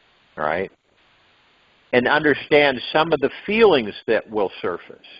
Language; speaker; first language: English; native; English